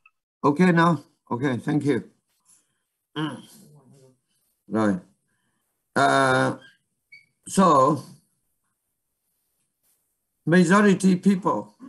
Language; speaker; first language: English; non-native, learner; Vietnamese